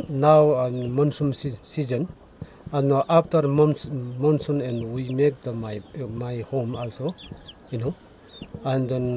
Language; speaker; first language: English; non-native, learner; Nepali